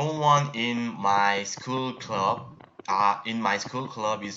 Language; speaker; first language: English; non-native, learner; Korean